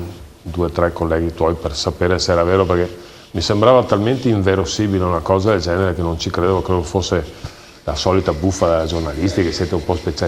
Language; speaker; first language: Italian; native; Italian